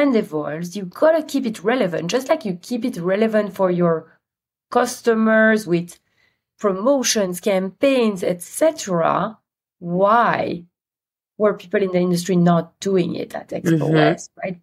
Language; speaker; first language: English; non-native, fluent; Dutch